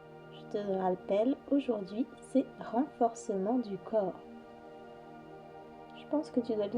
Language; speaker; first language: French; native; French